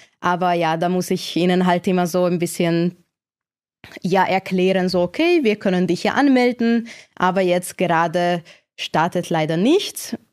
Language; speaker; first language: German; non-native, fluent; Hungarian